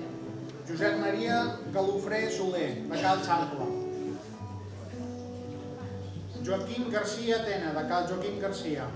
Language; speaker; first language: Catalan; native; Catalan